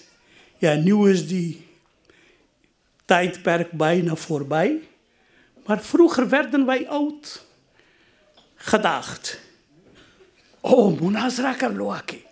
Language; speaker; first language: Dutch; non-native, fluent; Urdu